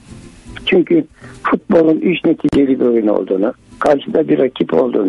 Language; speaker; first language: Turkish; native; Turkish